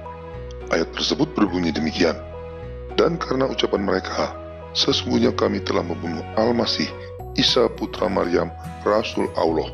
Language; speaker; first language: Indonesian; native; Indonesian